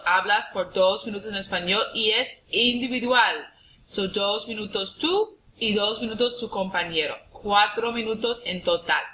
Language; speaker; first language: Spanish; non-native, fluent; English